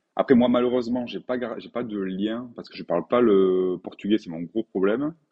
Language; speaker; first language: French; native; French